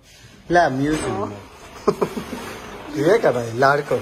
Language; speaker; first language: Spanish; non-native, learner; Telugu